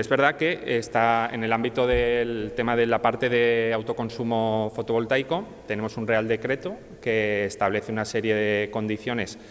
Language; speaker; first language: Spanish; native; Spanish